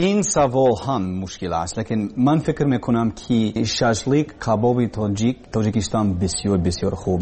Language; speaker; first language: Persian; non-native, learner; English